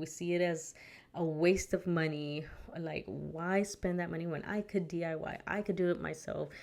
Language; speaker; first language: English; early bilingual, other home language; Spanish